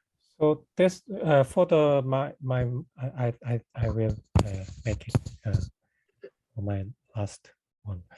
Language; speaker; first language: English; non-native, fluent; Korean